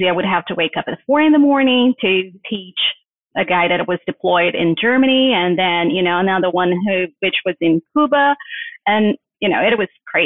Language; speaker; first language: English; non-native, fluent; Portuguese